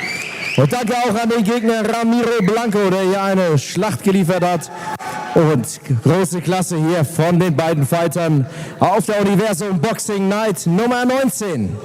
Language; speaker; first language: German; native; German